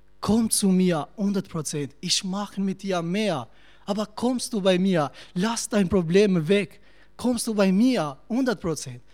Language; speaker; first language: German; non-native, learner; Albanian